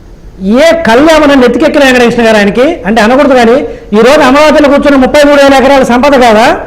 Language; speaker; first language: Telugu; native; Telugu